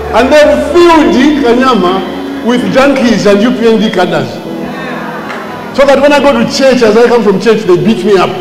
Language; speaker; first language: English; non-native, local second language; Bemba